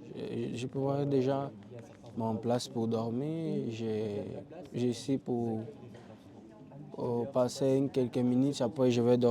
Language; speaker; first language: French; non-native, learner; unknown